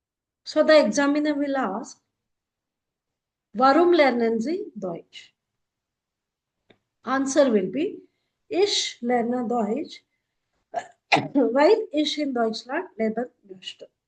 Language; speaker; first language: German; non-native, fluent; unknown